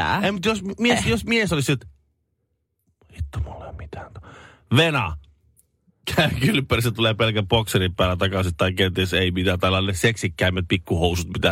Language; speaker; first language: Finnish; native; Finnish